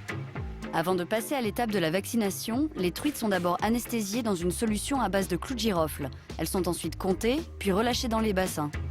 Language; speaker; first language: French; native; French